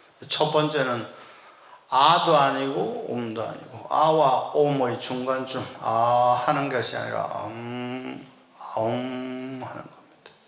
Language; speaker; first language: Korean; native; Korean